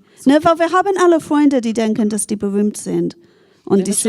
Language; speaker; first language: German; non-native, fluent; English